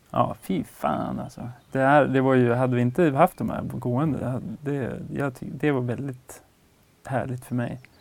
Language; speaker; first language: Swedish; native; Swedish